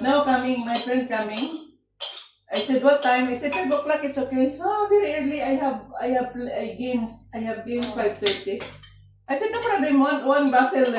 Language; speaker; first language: English; non-native, learner; Filipino